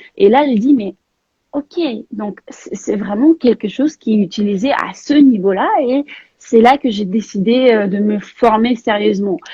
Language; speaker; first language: French; non-native, fluent; Russian